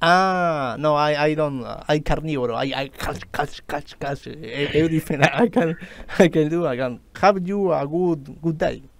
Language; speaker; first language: English; non-native, learner; Spanish